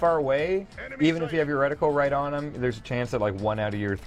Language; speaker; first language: English; native; English